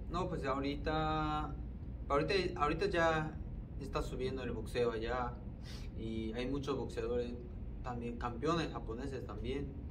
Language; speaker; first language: Spanish; non-native, fluent; Japanese